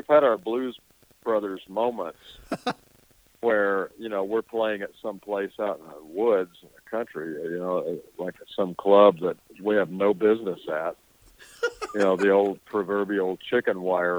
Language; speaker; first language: English; native; English